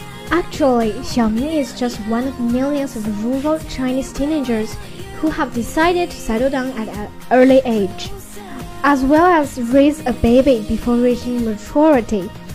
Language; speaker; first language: English; non-native, fluent; Chinese